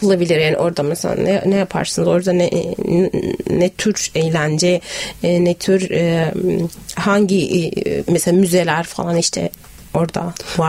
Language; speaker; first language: Turkish; non-native, fluent; Arabic